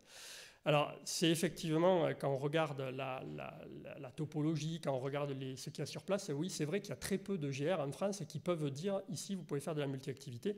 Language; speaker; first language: French; native; French